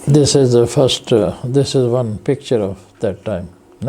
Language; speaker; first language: English; non-native, fluent; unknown